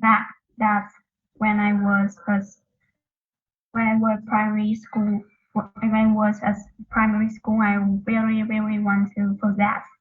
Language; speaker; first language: English; non-native, learner; Vietnamese